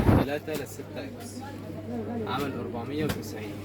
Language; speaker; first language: Arabic; native; Arabic